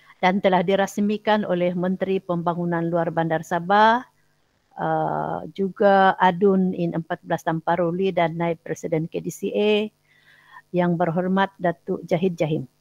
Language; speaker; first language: Malay; non-native, local second language; Central Dusun